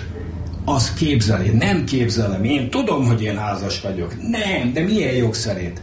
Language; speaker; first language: Hungarian; native; Hungarian